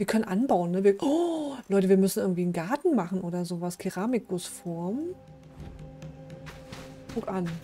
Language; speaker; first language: German; native; German